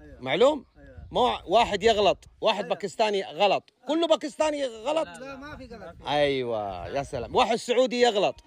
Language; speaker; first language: Arabic; non-native, learner; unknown